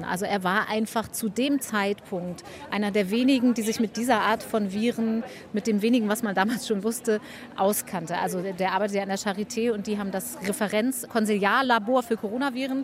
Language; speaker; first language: German; native; German